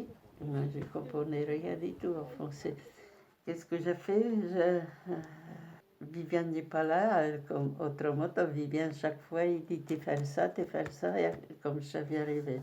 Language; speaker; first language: French; non-native, learner; Polish